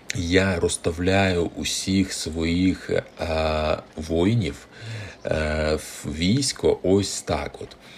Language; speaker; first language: Ukrainian; non-native, local second language; Russian